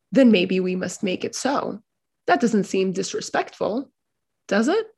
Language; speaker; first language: English; native; English